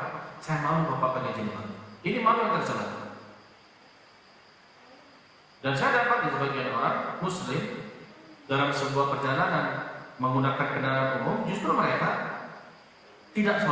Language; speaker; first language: Indonesian; native; Indonesian